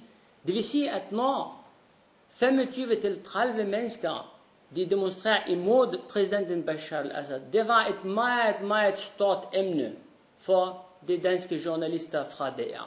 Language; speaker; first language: Danish; non-native, fluent; Arabic